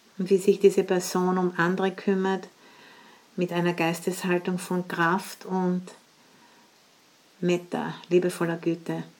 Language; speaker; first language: German; native; German